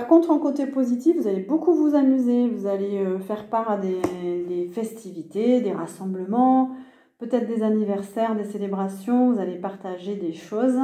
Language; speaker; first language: French; native; French